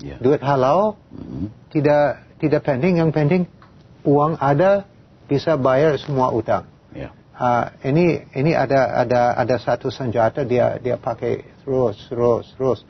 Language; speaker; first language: Indonesian; non-native, fluent; English